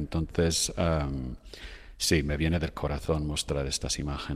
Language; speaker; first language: Spanish; non-native, fluent; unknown